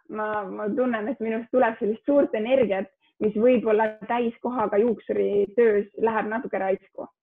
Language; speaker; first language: Estonian; early bilingual, heritage; Estonian